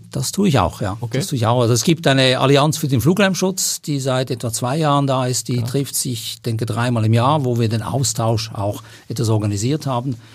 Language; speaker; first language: German; native; German